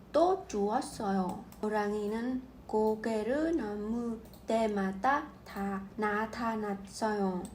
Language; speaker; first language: Korean; non-native, learner; Vietnamese